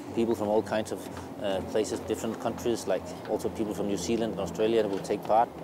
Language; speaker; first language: English; non-native, fluent; Danish